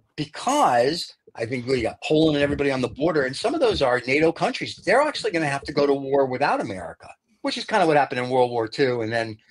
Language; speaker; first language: English; native; English